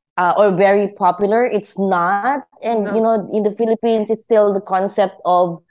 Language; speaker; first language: English; non-native, local second language; Filipino